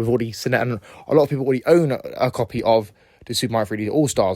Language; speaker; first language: English; native; English